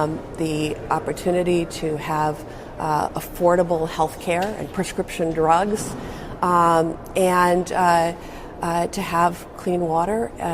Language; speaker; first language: English; native; English